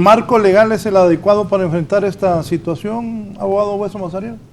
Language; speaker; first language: Spanish; native; Spanish